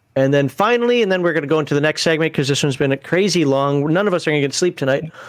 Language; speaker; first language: English; native; English